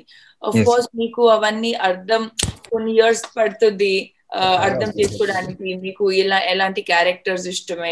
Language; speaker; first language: Telugu; non-native, fluent; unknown